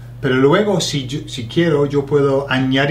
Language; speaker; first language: Spanish; non-native, fluent; English